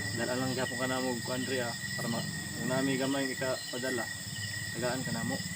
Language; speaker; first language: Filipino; non-native, local second language; Cebuano